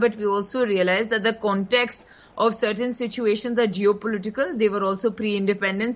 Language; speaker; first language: English; non-native, local second language; Kannada